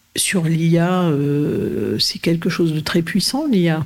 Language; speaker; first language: French; native; French